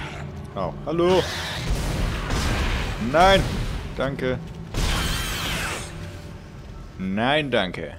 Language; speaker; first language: German; native; German